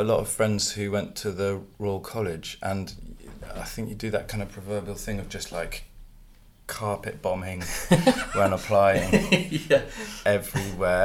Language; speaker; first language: English; native; English